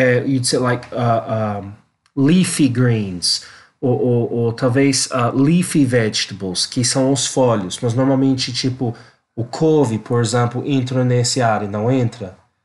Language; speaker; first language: Portuguese; non-native, learner; English